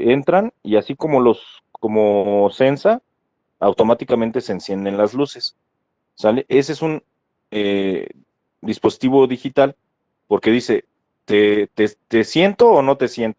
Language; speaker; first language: Spanish; native; Spanish